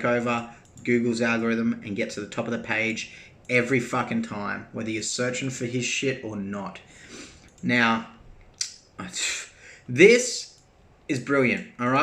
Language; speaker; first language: English; native; English